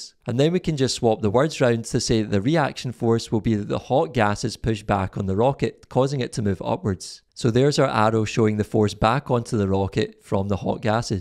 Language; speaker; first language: English; native; English